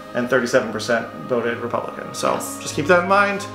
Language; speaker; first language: English; native; English